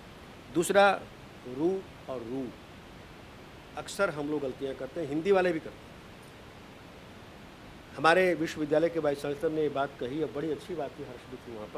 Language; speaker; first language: Hindi; native; Hindi